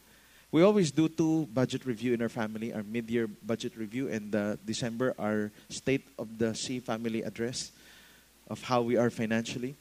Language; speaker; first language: English; non-native, local second language; Filipino